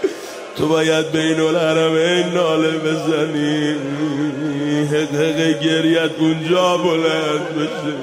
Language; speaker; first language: Persian; native; Persian